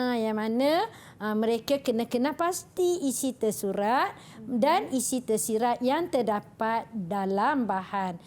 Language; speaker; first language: Malay; native; Malay